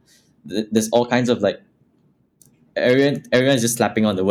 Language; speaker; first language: English; non-native, local second language; Chinese